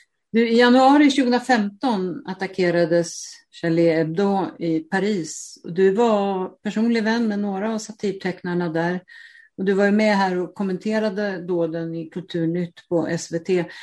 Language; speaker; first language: Swedish; native; Swedish